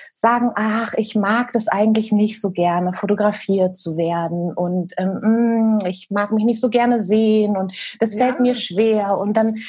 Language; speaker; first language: German; native; German